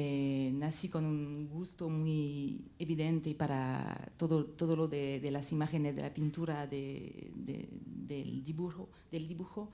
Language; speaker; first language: Spanish; non-native, learner; French